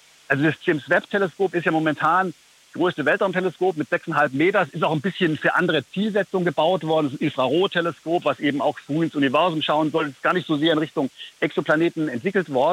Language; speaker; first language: German; native; German